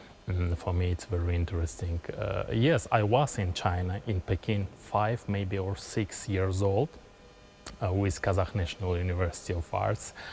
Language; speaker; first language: English; non-native, learner; Kazakh